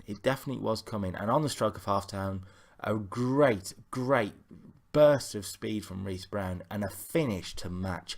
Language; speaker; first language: English; native; English